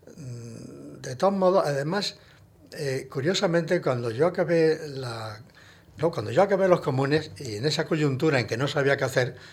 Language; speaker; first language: Spanish; native; Spanish